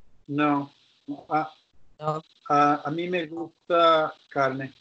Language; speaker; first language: Spanish; non-native, learner; English